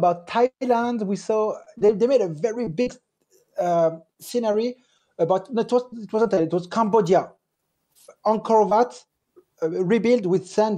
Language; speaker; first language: English; non-native, fluent; French